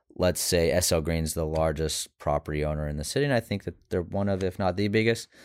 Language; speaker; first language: English; native; English